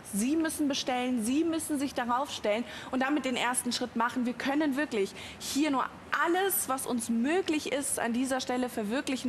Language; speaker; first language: German; native; German